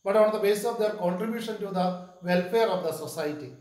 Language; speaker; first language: English; non-native, local second language; Malayalam